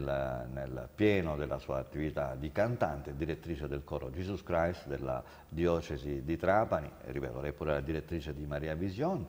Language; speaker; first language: Italian; native; Italian